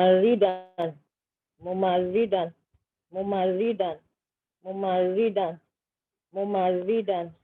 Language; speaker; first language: Arabic; non-native, learner; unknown